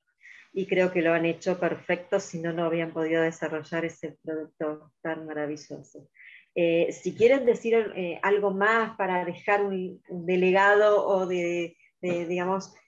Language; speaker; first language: Spanish; native; Spanish